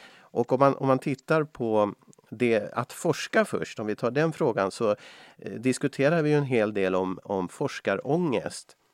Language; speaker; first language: Swedish; native; Swedish